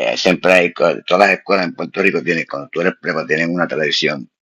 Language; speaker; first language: Spanish; early bilingual, heritage; Spanish